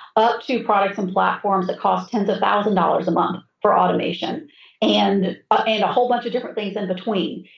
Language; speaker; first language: English; native; English